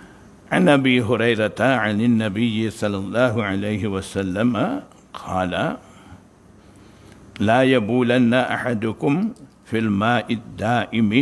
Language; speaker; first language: Arabic; non-native, fluent; Malay